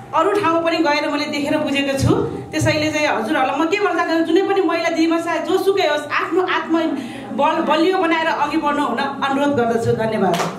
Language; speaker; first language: Nepali; native; Nepali